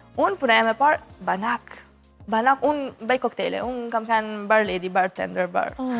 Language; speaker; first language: Albanian; early bilingual, heritage; Albanian